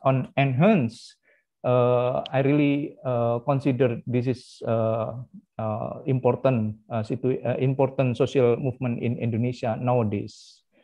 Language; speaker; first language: English; non-native, fluent; Indonesian